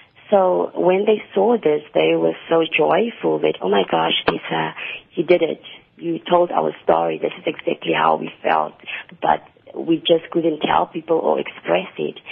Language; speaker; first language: English; non-native, local second language; Afrikaans